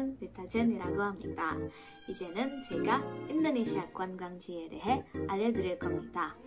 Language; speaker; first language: Korean; non-native, fluent; Indonesian